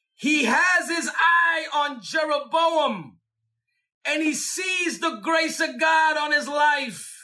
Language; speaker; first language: English; native; English